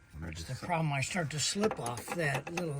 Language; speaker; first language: English; native; English